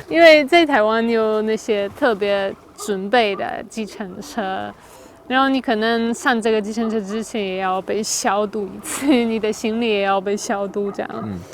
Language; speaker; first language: Chinese; non-native, fluent; Polish